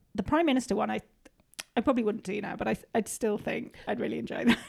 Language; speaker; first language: English; native; English